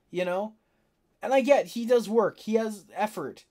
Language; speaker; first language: English; native; English